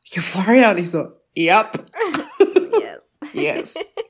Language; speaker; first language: German; native; German